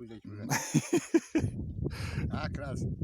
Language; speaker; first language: Russian; native; Russian